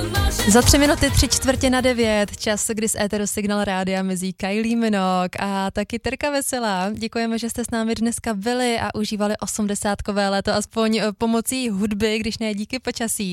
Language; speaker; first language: Czech; native; Czech